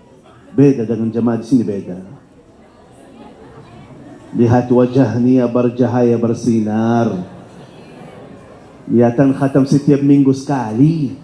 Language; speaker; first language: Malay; non-native, fluent; Arabic